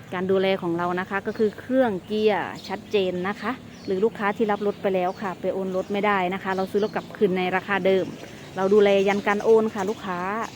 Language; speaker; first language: Thai; native; Thai